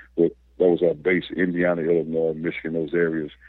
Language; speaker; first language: English; native; English